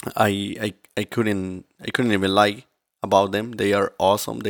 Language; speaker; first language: English; early bilingual, other home language; Spanish